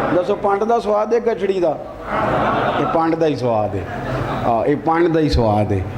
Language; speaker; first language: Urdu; non-native, local second language; Punjabi